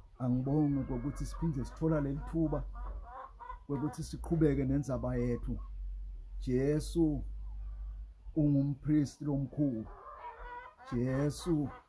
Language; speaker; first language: Zulu; non-native, local second language; Swati